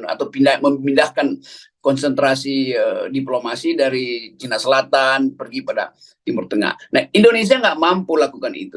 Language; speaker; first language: Indonesian; native; Indonesian